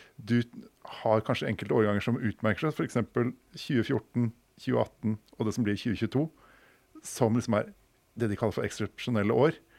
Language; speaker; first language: Norwegian; native; Norwegian